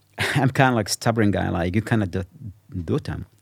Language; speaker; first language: English; non-native, fluent; Arabic